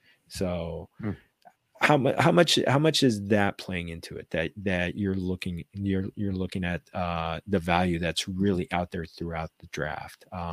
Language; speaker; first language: English; native; English